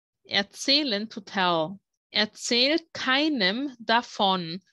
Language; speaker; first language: German; native; German